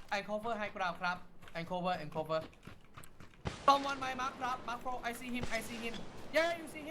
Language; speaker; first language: English; non-native, learner; Thai